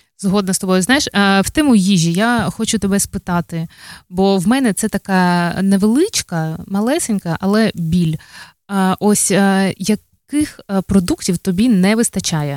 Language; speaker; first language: Ukrainian; native; Ukrainian